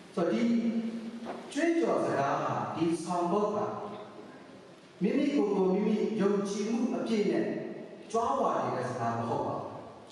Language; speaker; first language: Burmese; non-native, local second language; Kachin